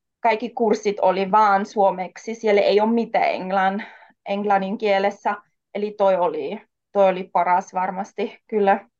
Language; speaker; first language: Finnish; non-native, fluent; German